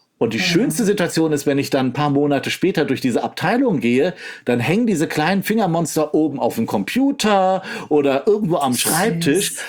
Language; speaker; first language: German; native; German